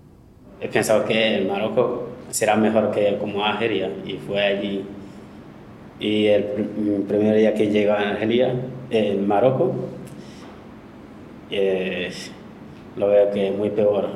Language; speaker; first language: Spanish; non-native, learner; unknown